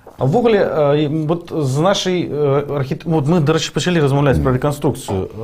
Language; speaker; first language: Belarusian; non-native, local second language; Russian